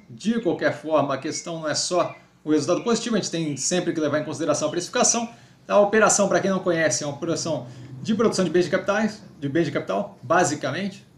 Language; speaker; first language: Portuguese; native; Portuguese